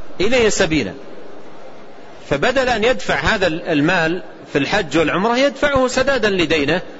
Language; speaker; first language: Arabic; native; Arabic